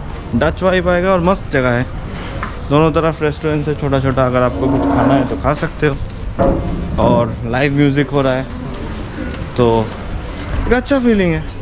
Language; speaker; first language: Hindi; non-native, local second language; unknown